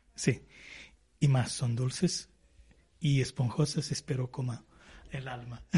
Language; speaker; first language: Spanish; non-native, learner; Serbian